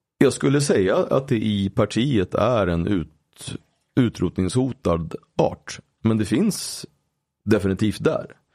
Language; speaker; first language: Swedish; native; Swedish